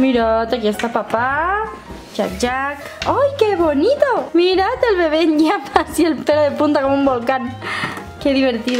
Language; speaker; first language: Spanish; native; Spanish